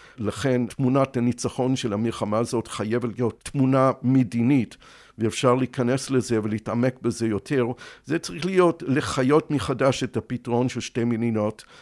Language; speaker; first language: Hebrew; non-native, fluent; English